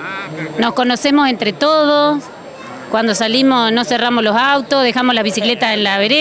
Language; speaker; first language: Spanish; native; Spanish